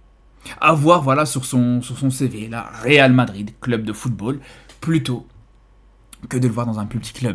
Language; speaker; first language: French; native; French